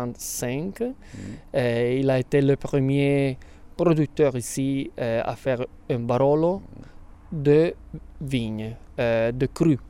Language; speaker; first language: French; non-native, fluent; Italian